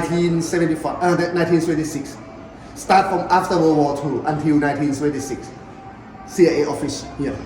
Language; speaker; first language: English; non-native, learner; Thai